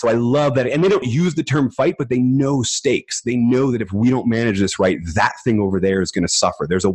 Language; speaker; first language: English; native; English